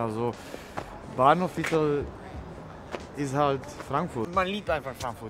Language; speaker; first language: German; non-native, fluent; Czech